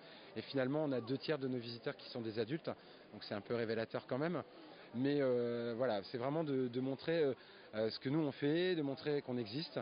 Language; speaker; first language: French; native; French